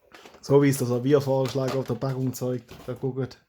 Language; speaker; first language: German; native; German